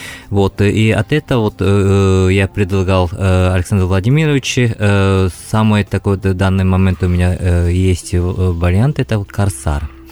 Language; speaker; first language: Russian; non-native, fluent; Japanese